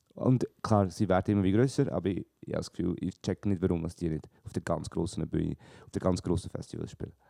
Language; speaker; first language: German; native; German